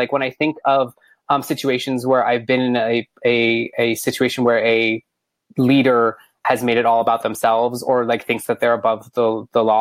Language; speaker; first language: English; native; English